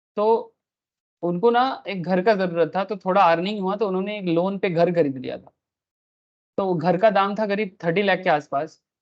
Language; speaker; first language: Hindi; non-native, local second language; Bangla